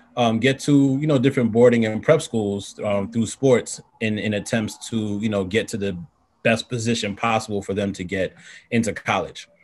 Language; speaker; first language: English; native; English